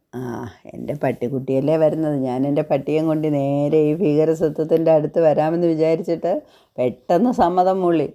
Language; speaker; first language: Malayalam; native; Malayalam